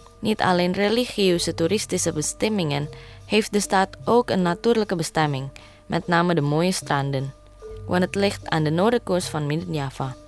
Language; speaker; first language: Dutch; non-native, fluent; Indonesian